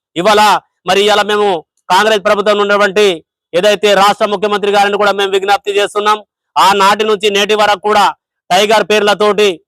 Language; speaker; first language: Telugu; non-native, local second language; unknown